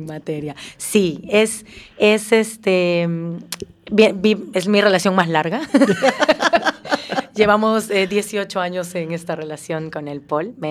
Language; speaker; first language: Spanish; native; Spanish